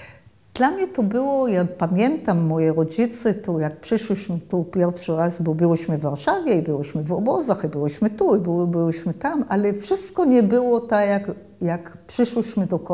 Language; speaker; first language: Polish; early bilingual, heritage; Polish